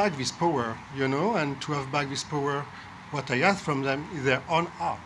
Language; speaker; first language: English; non-native, learner; French